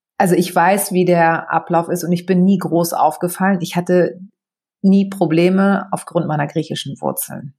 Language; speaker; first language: German; early bilingual, other home language; Greek